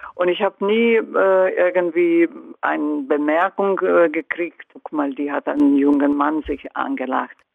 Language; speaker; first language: German; non-native, fluent; Croatian